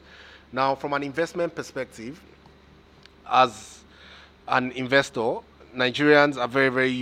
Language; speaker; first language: English; non-native, local second language; Yoruba